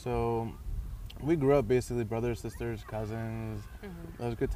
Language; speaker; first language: English; early bilingual, other home language; Persian